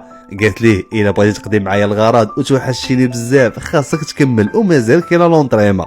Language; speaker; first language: Arabic; native; Arabic